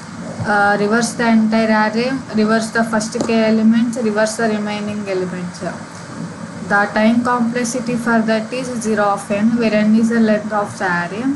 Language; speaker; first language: English; non-native, local second language; Telugu